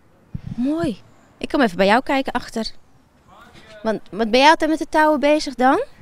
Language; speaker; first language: Dutch; native; Dutch